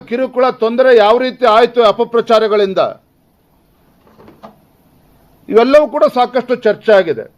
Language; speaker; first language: Kannada; native; Kannada